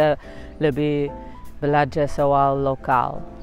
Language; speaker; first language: Indonesian; non-native, fluent; English